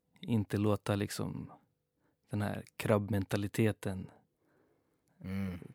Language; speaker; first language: Swedish; early bilingual, other home language; Persian